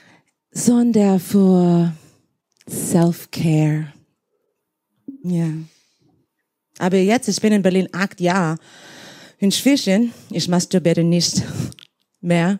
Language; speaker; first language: German; non-native, learner; Spanish